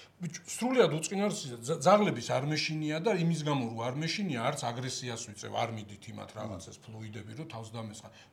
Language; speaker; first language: Georgian; native; Georgian